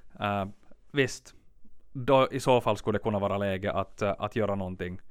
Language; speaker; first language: Swedish; native; Swedish